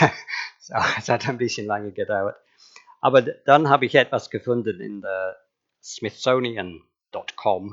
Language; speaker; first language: German; non-native, fluent; English